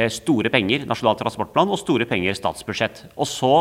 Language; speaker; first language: Norwegian; native; Norwegian